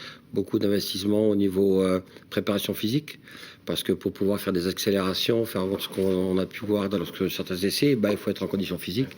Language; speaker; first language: French; native; French